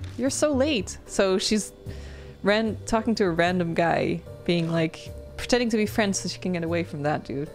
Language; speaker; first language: English; non-native, fluent; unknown